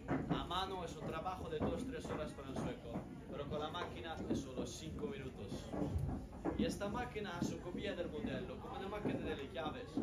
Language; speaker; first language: Spanish; non-native, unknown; Dutch